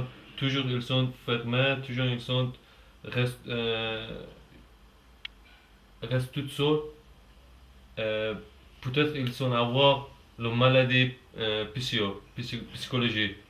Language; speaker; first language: French; non-native, learner; Persian